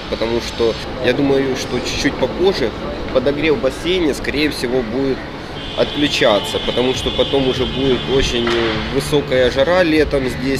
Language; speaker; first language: Russian; native; Russian